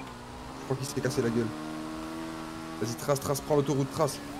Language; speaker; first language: French; native; French